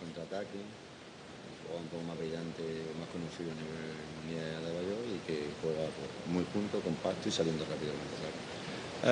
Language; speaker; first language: Spanish; native; Spanish